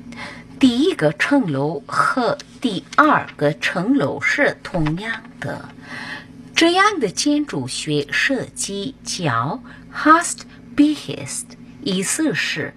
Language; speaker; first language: Chinese; non-native, learner; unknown